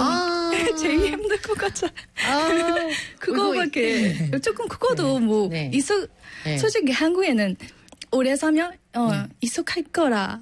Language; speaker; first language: Korean; non-native, learner; Burmese